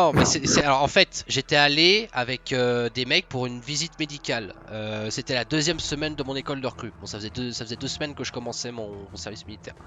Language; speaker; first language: French; native; French